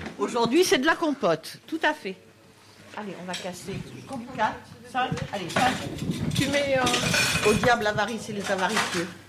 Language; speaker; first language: French; native; French